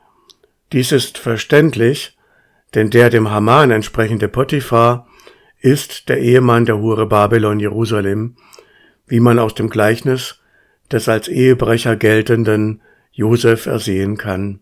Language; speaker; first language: German; native; German